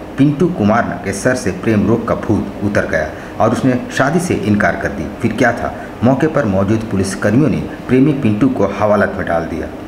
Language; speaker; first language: Hindi; native; Hindi